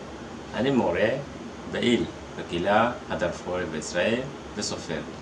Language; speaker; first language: Hebrew; non-native, fluent; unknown